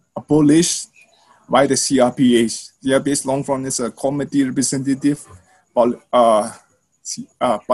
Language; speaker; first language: English; non-native, learner; Burmese